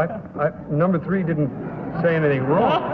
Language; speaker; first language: English; native; English